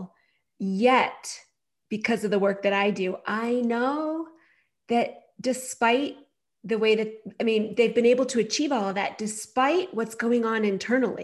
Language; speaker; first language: English; native; English